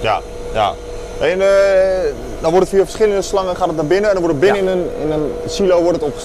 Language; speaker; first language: Dutch; native; Dutch